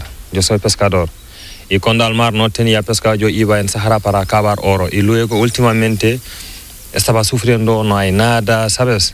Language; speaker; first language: Spanish; non-native, learner; Fula